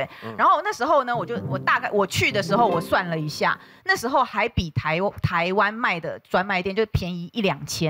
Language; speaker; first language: Chinese; native; Chinese